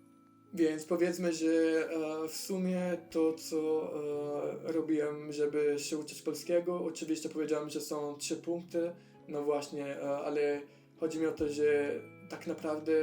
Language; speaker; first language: Polish; non-native, fluent; Italian